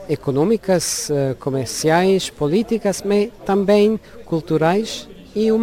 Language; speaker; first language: Portuguese; non-native, learner; Luxembourgish